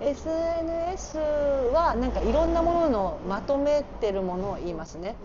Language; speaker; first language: Japanese; native; Japanese